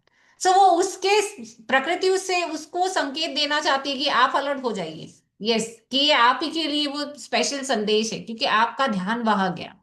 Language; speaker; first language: Hindi; native; Hindi